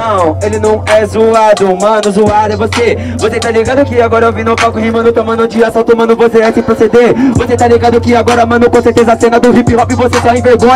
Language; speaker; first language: Portuguese; native; Portuguese